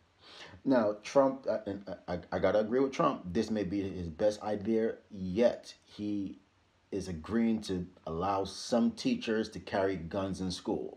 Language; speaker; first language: English; native; English